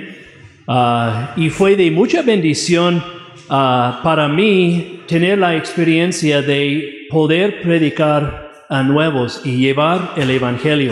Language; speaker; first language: Spanish; non-native, fluent; English